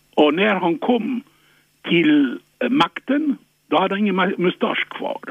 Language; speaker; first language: Swedish; non-native, fluent; French